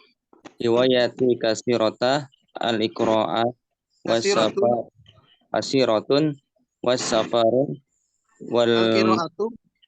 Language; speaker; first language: Arabic; non-native, learner; Indonesian